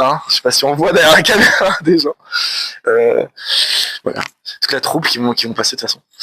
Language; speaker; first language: French; native; French